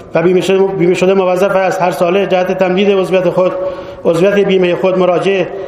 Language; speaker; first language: Persian; non-native, local second language; Baluchi